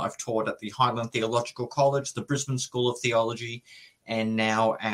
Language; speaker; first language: English; native; English